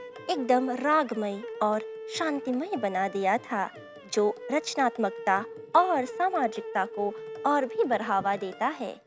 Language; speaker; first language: Hindi; non-native, local second language; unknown